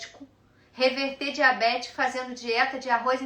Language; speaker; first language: Portuguese; native; Portuguese